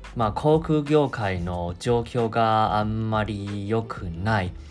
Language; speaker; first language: Japanese; non-native, fluent; Chinese